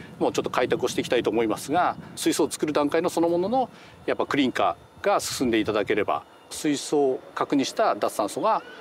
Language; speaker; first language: Japanese; native; Japanese